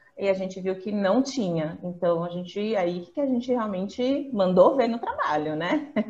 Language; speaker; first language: Portuguese; native; Portuguese